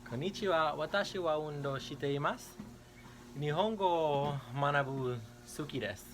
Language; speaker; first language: Japanese; non-native, learner; English